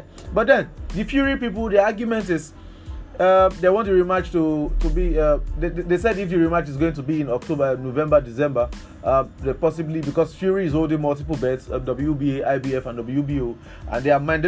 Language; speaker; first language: English; non-native, local second language; Yoruba